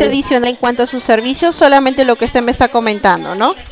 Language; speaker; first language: Spanish; native; Spanish